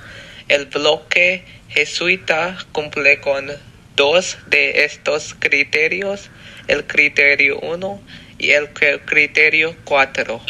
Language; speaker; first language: Spanish; non-native, learner; English